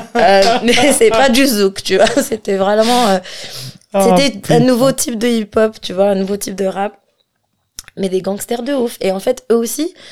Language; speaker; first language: French; non-native, local second language; Arabic